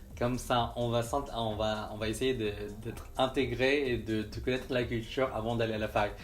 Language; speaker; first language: French; non-native, fluent; Filipino